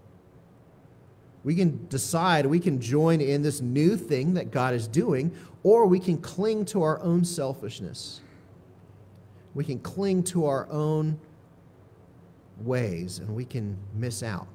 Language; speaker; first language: English; native; English